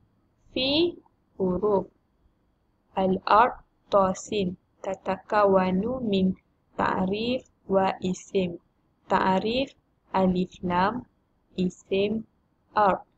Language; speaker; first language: Arabic; non-native, learner; Malay